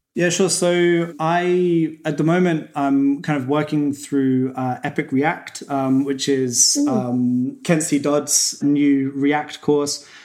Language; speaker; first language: English; native; English